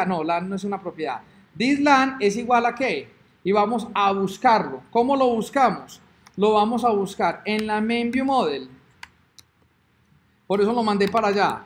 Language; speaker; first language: Spanish; native; Spanish